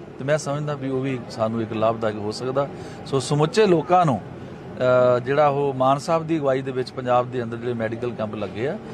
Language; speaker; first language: Punjabi; native; Punjabi